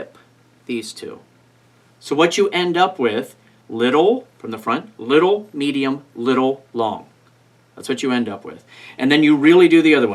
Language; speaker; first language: English; native; English